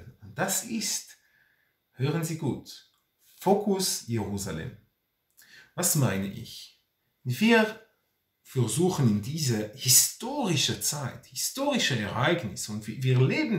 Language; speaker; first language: German; non-native, fluent; Hebrew